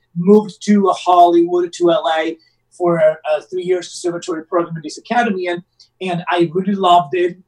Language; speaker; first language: English; non-native, fluent; Italian